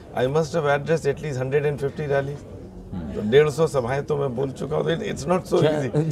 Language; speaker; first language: Hindi; native; Hindi